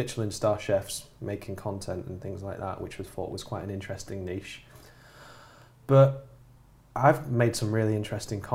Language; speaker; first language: English; native; English